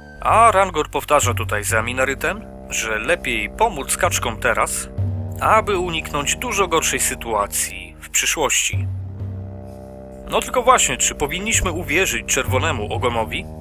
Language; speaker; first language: Polish; native; Polish